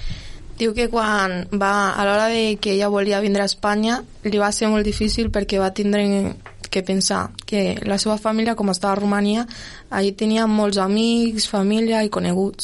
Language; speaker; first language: Catalan; early bilingual, other home language; Romanian